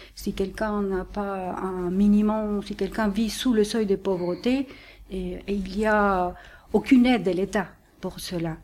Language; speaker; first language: French; non-native, fluent; Spanish